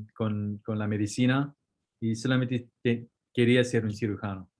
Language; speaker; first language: Spanish; non-native, fluent; Korean